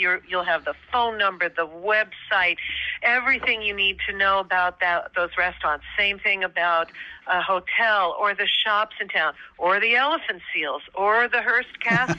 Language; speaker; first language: English; native; English